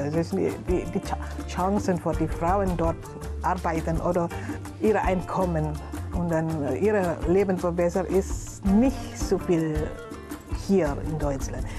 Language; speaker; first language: German; non-native, learner; Indonesian